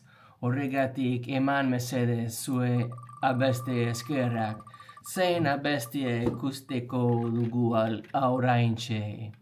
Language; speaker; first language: Basque; non-native, learner; English